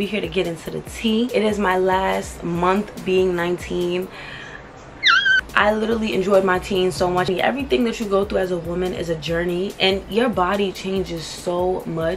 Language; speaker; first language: English; native; English